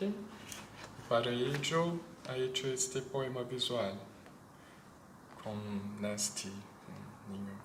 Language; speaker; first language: Spanish; non-native, fluent; Portuguese